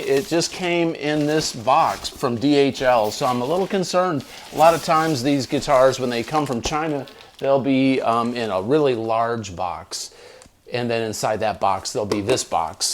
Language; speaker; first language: English; native; English